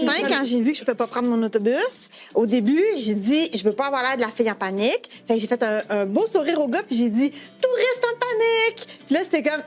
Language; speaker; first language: French; native; French